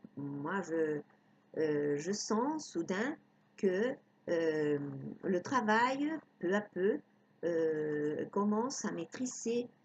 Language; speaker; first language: French; non-native, fluent; Spanish